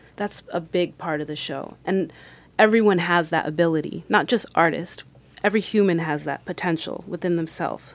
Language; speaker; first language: English; native; English